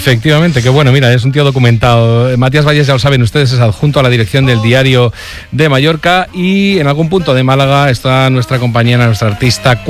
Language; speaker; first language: Spanish; native; Spanish